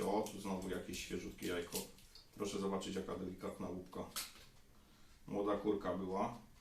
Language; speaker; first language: Polish; native; Polish